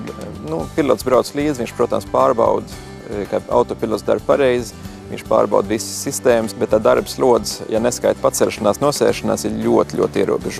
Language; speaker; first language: Latvian; native; Latvian